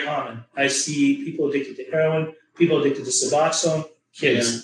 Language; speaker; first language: English; native; English